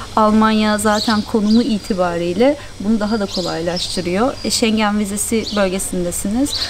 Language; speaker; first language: Turkish; native; Turkish